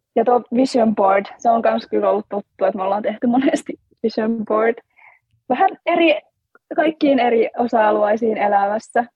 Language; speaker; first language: Finnish; native; Finnish